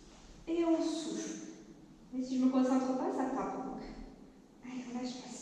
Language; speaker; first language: French; native; French